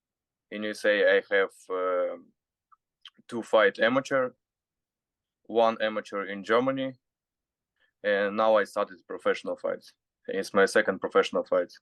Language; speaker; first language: English; non-native, learner; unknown